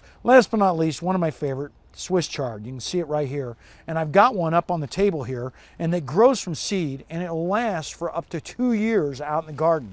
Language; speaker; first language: English; native; English